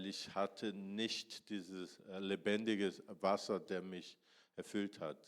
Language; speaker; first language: German; non-native, fluent; Portuguese